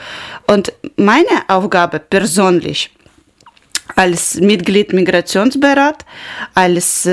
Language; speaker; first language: German; non-native, learner; Ukrainian